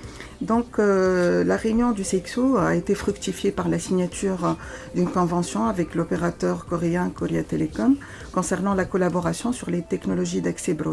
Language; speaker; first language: French; non-native, local second language; Arabic